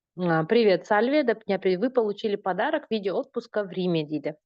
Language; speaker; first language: Russian; non-native, local second language; Kazakh